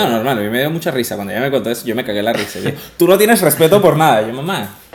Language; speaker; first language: Spanish; native; Spanish